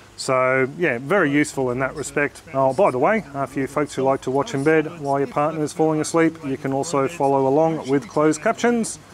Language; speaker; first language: English; native; English